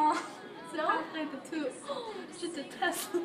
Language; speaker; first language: French; non-native, learner; English